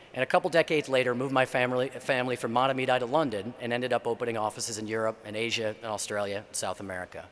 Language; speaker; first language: English; native; English